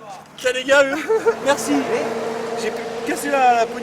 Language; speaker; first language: French; native; French